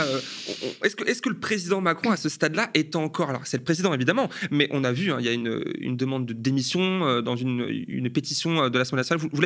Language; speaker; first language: French; native; French